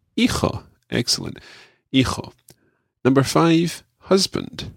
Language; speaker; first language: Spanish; non-native, fluent; English